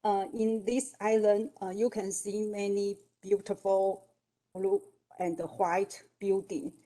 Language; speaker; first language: English; non-native, learner; Chinese